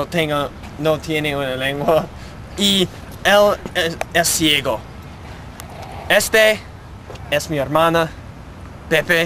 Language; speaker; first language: Spanish; non-native, learner; English